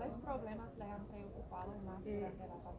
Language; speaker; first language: Spanish; non-native, learner; English